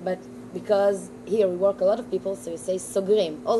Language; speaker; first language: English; non-native, fluent; Hebrew